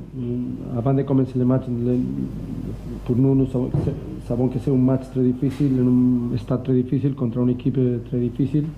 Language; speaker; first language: French; non-native, learner; Spanish